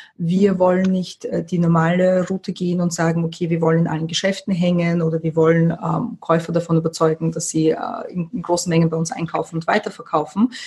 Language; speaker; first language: German; early bilingual, other home language; Russian